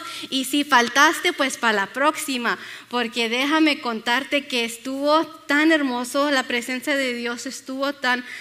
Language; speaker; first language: Spanish; early bilingual, other home language; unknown